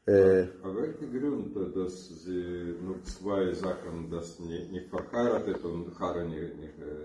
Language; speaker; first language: German; non-native, learner; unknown